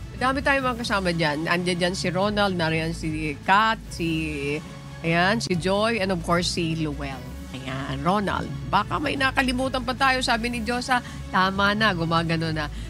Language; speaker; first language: Filipino; native; Filipino